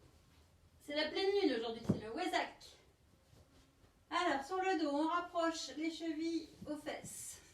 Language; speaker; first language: French; native; French